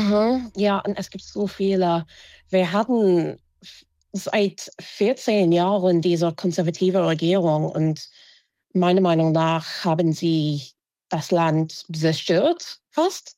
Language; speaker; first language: German; non-native, fluent; English